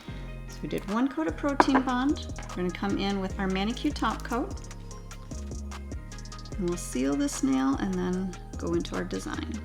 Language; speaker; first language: English; native; English